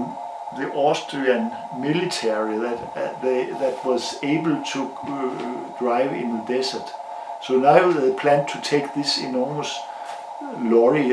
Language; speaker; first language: English; non-native, learner; Danish